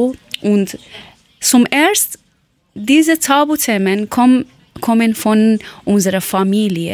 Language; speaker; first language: German; non-native, learner; Persian